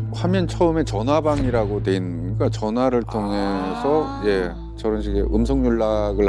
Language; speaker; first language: Korean; native; Korean